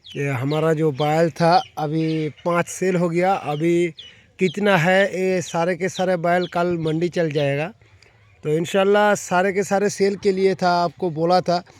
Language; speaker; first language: Hindi; non-native, local second language; Bangla